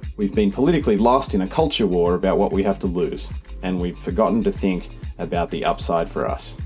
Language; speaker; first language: English; native; English